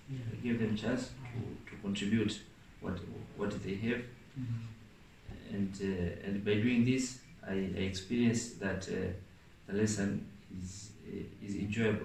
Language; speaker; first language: English; non-native, local second language; Swahili